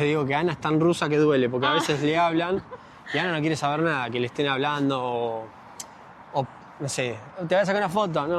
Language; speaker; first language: Spanish; native; Spanish